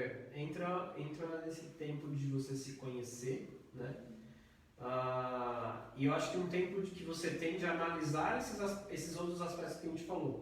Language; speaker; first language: Portuguese; native; Portuguese